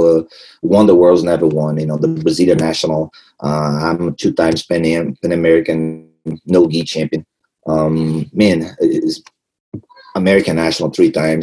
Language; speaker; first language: English; non-native, fluent; Portuguese